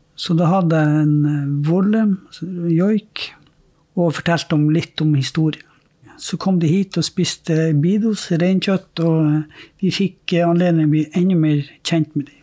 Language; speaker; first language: Norwegian; native; Norwegian